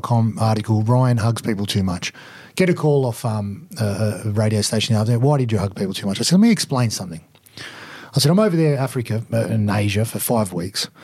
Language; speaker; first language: English; native; English